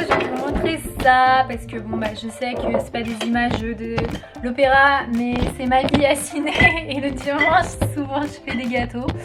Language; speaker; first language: French; native; French